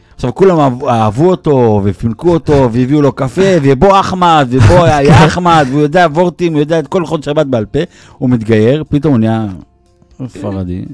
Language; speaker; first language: Hebrew; native; Hebrew